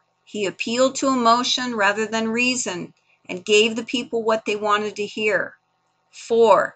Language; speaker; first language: English; native; English